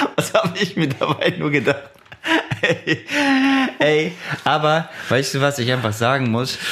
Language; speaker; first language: German; early bilingual, other home language; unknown